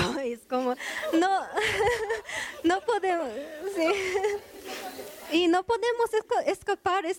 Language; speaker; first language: Spanish; non-native, learner; Japanese